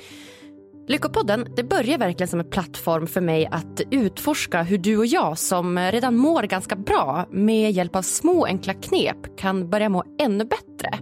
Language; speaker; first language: Swedish; native; Swedish